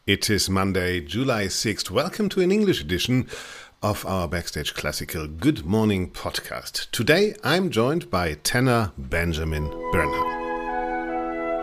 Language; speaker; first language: English; non-native, fluent; German